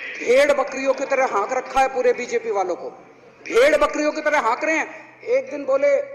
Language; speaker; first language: Hindi; native; Hindi